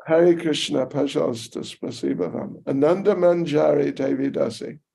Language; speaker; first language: Russian; non-native, learner; English